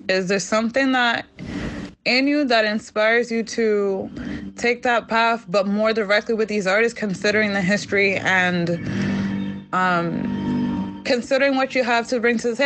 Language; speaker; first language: English; early bilingual, other home language; Spanish